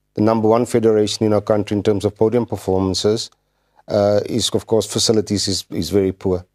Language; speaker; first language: English; non-native, local second language; Afrikaans